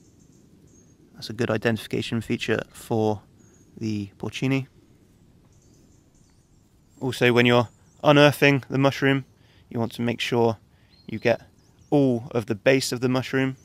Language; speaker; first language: English; native; English